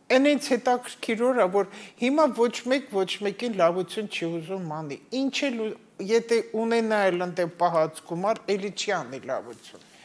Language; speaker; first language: Armenian; native; Armenian